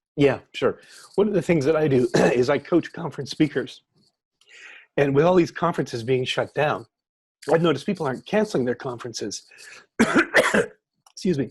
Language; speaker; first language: English; native; English